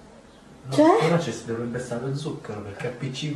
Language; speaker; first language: Italian; early bilingual, other home language; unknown